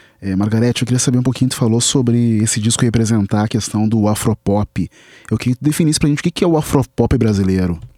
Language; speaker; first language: Portuguese; native; Portuguese